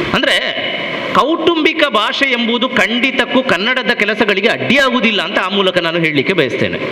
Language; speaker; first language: Kannada; non-native, local second language; Tulu